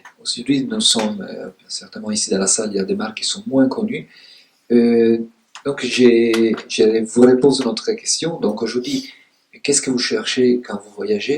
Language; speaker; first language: French; native; French